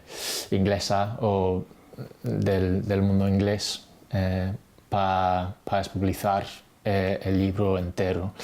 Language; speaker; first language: Spanish; non-native, fluent; English